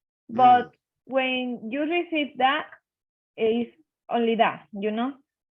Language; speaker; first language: English; non-native, learner; Spanish